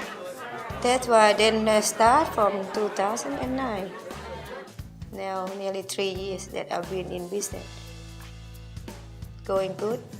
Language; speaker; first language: English; non-native, learner; Thai